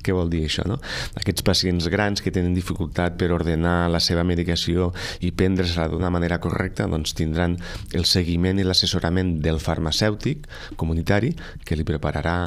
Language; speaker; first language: Catalan; native; Catalan